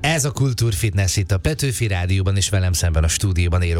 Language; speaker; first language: Hungarian; native; Hungarian